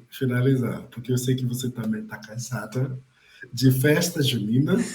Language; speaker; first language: Portuguese; non-native, fluent; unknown